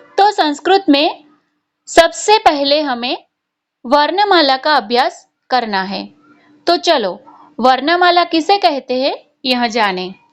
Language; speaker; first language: Hindi; non-native, local second language; Gujarati